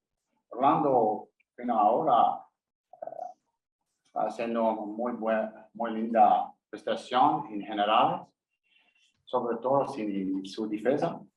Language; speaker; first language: Spanish; non-native, learner; English